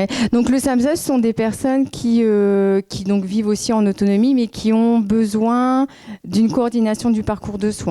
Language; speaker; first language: French; native; French